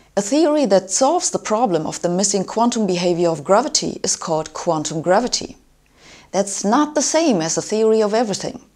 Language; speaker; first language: English; non-native, fluent; German